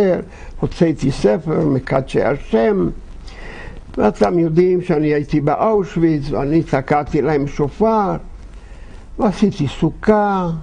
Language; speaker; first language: Hebrew; non-native, fluent; Yiddish